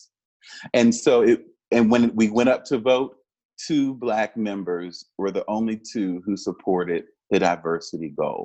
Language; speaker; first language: English; native; English